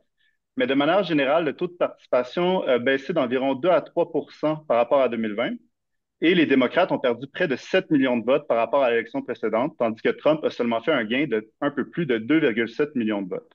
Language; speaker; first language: French; native; French